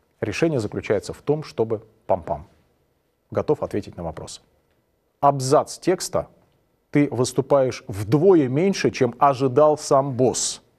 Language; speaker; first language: Russian; native; Russian